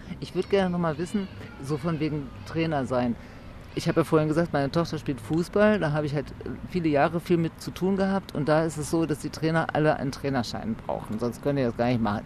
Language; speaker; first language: German; native; German